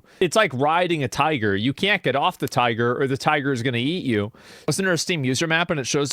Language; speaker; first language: English; native; English